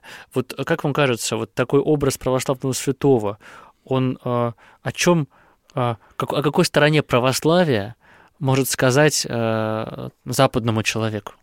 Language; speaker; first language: Russian; native; Russian